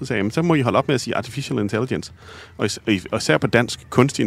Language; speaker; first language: Danish; native; Danish